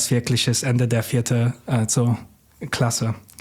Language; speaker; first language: German; non-native, fluent; English